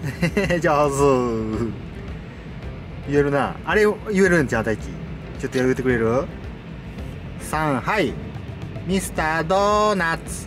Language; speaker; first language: Japanese; native; Japanese